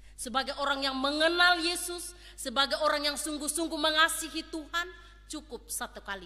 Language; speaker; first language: Indonesian; native; Indonesian